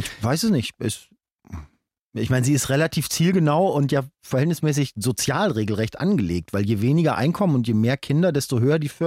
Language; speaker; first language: German; native; German